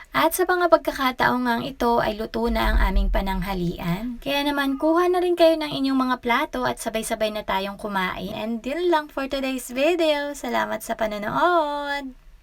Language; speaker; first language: Filipino; native; Filipino